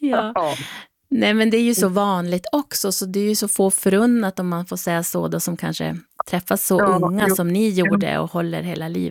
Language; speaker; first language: Swedish; native; Swedish